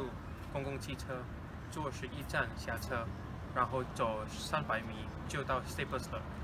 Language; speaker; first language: Chinese; non-native, learner; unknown